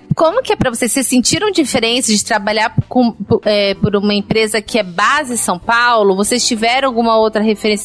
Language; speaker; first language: Portuguese; native; Portuguese